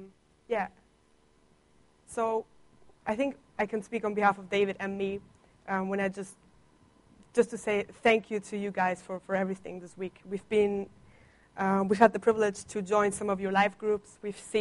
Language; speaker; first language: English; non-native, fluent; Italian